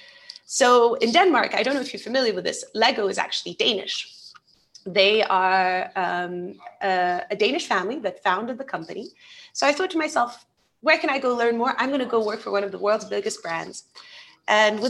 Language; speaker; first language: English; native; English